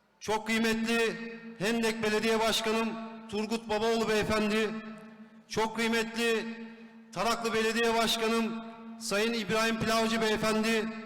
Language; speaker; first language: Turkish; native; Turkish